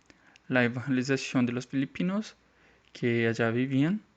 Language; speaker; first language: Spanish; non-native, learner; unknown